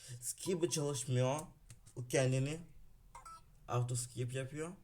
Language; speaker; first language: Turkish; non-native, learner; Ukrainian